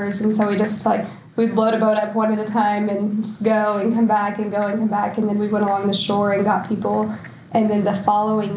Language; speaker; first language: English; native; English